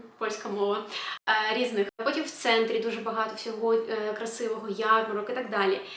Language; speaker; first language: Ukrainian; native; Ukrainian